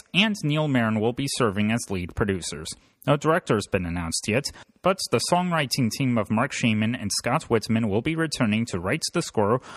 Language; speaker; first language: English; native; English